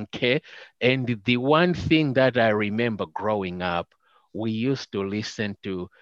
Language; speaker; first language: English; non-native, local second language; Nyanja